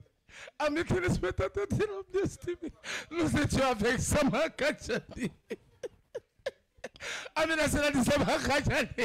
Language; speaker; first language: French; non-native, local second language; Bambara